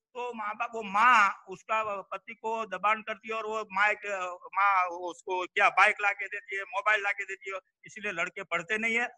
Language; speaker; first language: Hindi; non-native, local second language; Gujarati